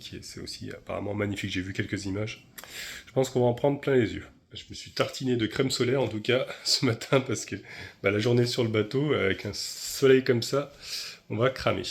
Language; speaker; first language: French; native; French